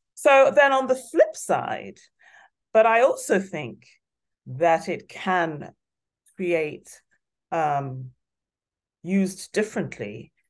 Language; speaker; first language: English; non-native, local second language; Yoruba